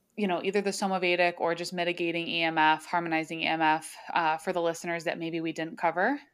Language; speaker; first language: English; early bilingual, other home language; Slovak